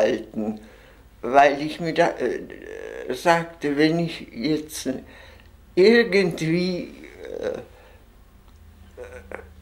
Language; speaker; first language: German; non-native, fluent; Czech